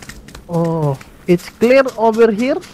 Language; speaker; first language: English; non-native, local second language; Filipino